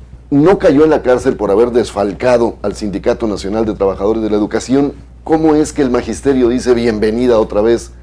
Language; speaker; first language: Spanish; native; Spanish